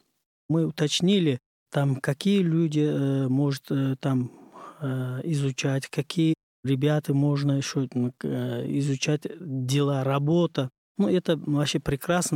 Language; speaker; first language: Russian; non-native, learner; Uzbek